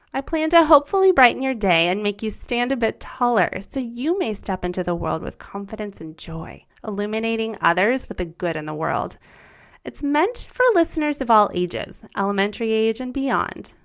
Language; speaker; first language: English; early bilingual, other home language; German